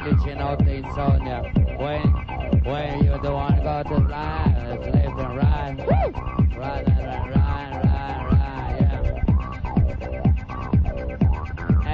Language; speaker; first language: English; non-native, learner; Italian